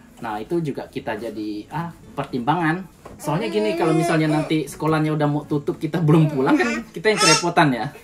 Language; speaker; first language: Indonesian; native; Indonesian